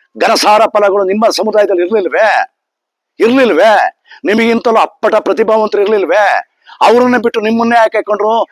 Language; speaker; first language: Kannada; native; Kannada